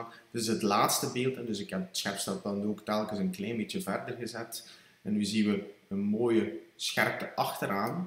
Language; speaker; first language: Dutch; native; Dutch